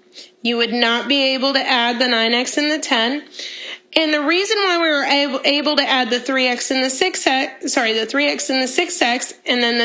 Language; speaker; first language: English; native; English